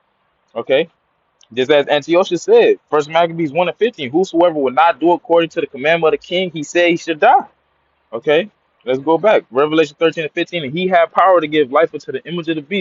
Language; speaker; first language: English; native; English